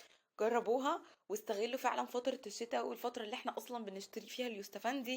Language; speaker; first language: Arabic; native; Arabic